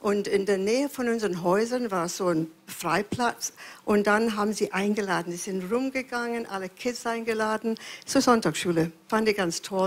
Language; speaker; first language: German; non-native, fluent; English